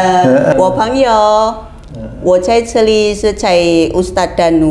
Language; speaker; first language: Chinese; non-native, learner; Indonesian